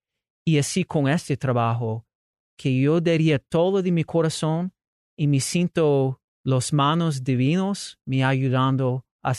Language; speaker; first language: Spanish; non-native, learner; English